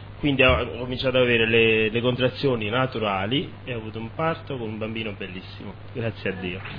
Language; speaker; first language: Italian; native; Italian